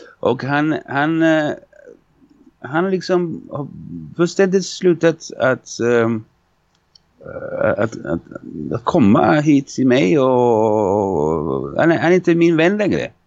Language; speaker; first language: Swedish; non-native, fluent; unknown